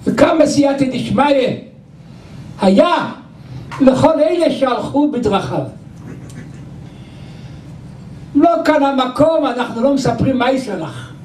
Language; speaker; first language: Hebrew; non-native, local second language; Yiddish